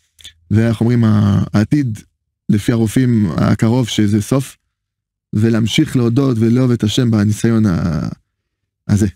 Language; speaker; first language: Hebrew; non-native, fluent; French